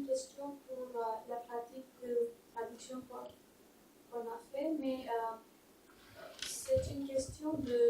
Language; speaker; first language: French; non-native, learner; Marathi